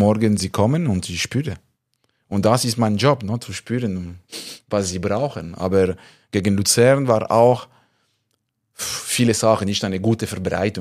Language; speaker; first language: German; non-native, local second language; French